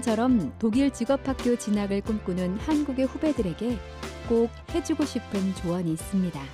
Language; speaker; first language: Korean; native; Korean